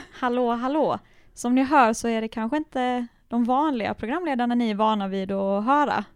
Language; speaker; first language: Swedish; native; Swedish